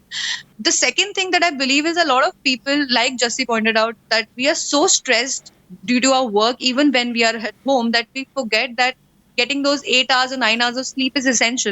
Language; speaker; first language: English; non-native, local second language; Hindi